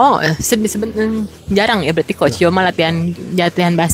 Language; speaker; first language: Indonesian; native; Indonesian